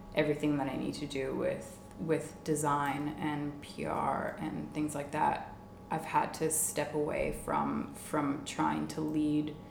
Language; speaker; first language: English; native; English